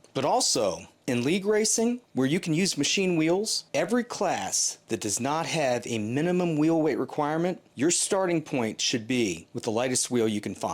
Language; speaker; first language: English; native; English